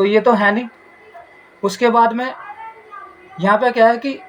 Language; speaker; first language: Hindi; native; Hindi